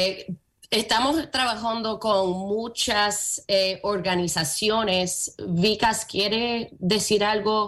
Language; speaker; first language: Spanish; early bilingual, heritage; Spanish